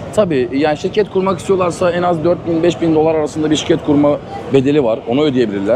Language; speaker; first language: Turkish; native; Turkish